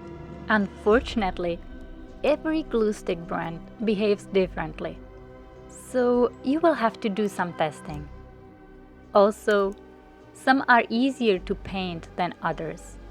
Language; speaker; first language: English; non-native, fluent; Czech